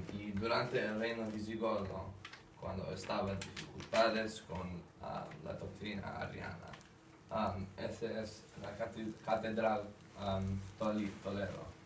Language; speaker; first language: Spanish; non-native, learner; English